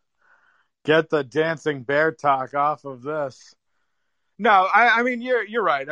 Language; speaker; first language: English; native; English